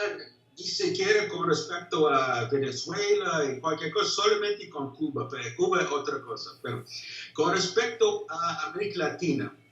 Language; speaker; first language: Spanish; non-native, fluent; English